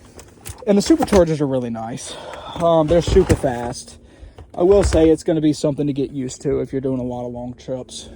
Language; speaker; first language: English; native; English